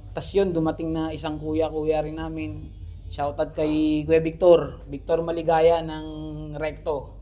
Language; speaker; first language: Filipino; native; Filipino